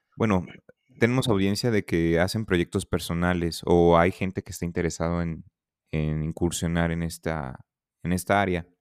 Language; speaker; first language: Spanish; native; Spanish